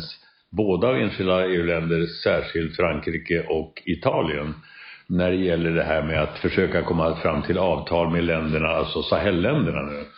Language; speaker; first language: Swedish; native; Swedish